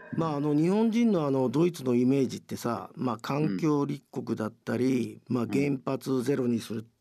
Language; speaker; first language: Japanese; native; Japanese